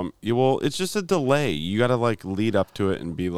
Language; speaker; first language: English; native; English